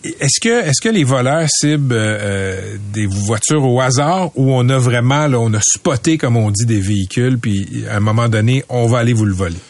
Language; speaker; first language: French; native; French